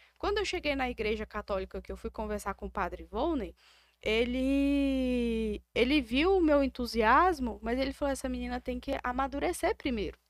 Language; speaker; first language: Portuguese; native; Portuguese